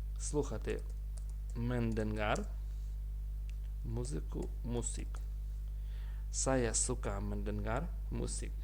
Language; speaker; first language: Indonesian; non-native, fluent; Ukrainian